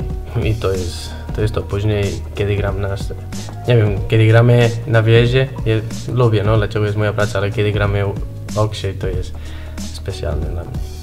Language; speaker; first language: Polish; non-native, learner; Spanish